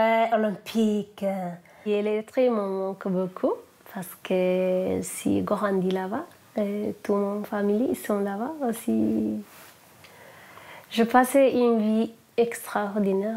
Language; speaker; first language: French; non-native, learner; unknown